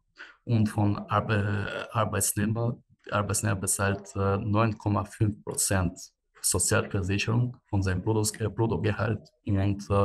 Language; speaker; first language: German; non-native, fluent; Albanian